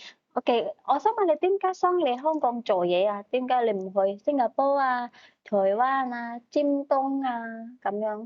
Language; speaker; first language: Cantonese; native; Cantonese